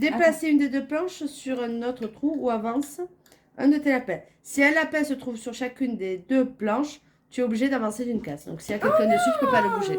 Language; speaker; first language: French; native; French